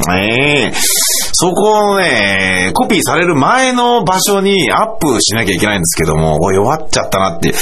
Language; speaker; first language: Japanese; native; Japanese